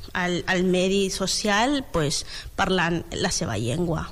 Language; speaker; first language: Catalan; non-native, learner; Spanish